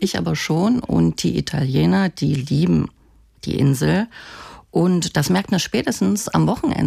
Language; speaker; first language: German; native; German